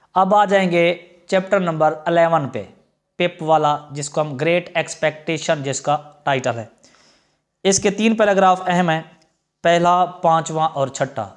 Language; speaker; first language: Urdu; non-native, local second language; Punjabi